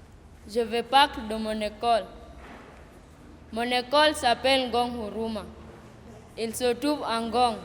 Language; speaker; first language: French; non-native, learner; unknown